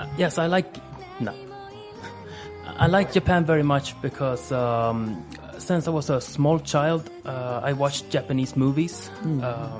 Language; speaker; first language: English; non-native, fluent; Swedish